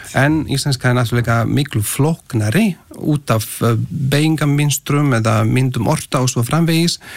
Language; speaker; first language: Icelandic; non-native, fluent; Slovak